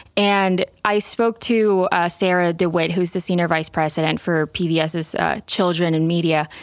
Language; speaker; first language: English; non-native, fluent; Spanish